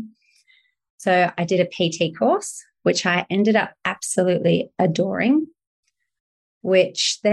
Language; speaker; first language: English; native; English